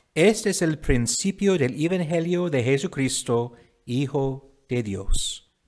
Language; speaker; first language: Spanish; non-native, fluent; English